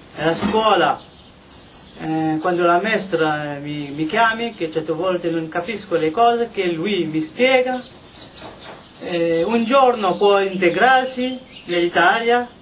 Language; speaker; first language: Italian; non-native, learner; Morisyen